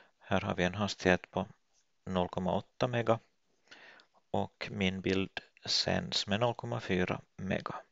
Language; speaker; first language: Swedish; native; Swedish